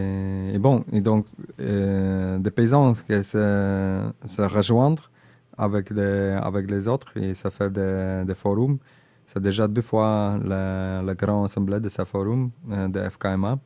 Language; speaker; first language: French; non-native, learner; Indonesian